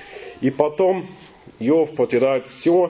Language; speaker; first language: Russian; non-native, learner; English